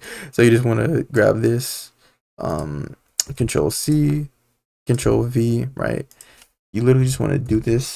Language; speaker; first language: English; native; English